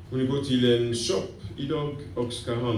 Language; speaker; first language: Swedish; non-native, fluent; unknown